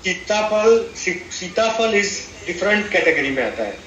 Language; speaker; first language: Hindi; non-native, local second language; Gujarati